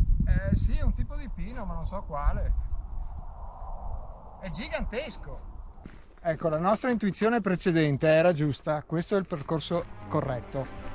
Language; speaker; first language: Italian; native; Italian